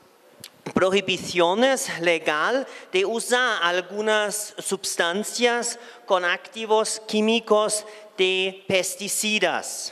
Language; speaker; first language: Spanish; non-native, fluent; German